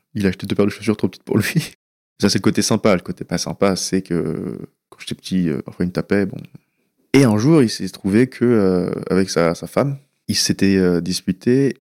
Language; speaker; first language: French; early bilingual, other home language; Persian